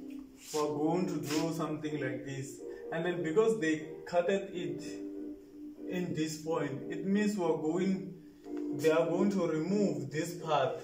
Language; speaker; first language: English; non-native, local second language; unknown